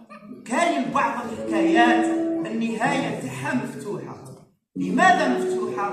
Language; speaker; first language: Arabic; native; Arabic